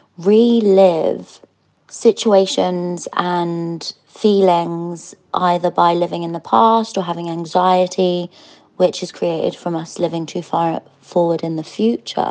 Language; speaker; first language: English; native; English